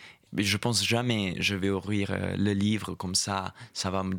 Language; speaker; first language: French; non-native, fluent; Italian